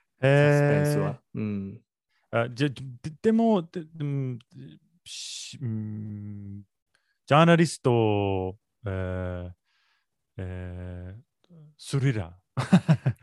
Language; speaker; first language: Japanese; non-native, learner; English